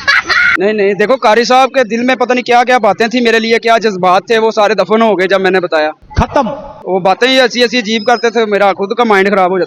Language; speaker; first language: Hindi; non-native, local second language; Punjabi